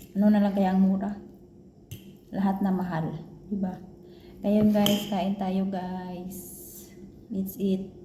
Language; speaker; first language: Filipino; non-native, local second language; Cebuano